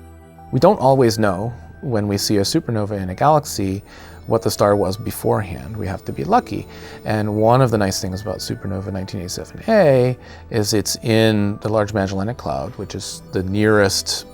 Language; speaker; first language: English; native; English